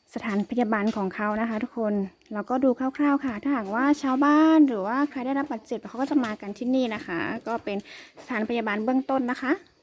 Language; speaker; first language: Thai; non-native, local second language; Karen languages